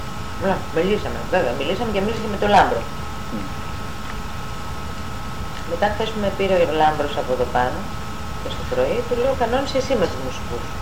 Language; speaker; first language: Greek; native; Greek